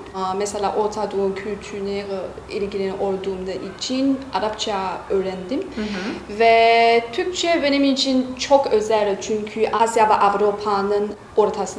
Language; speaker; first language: Turkish; non-native, learner; Chinese